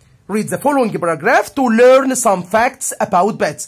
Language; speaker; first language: English; non-native, fluent; Arabic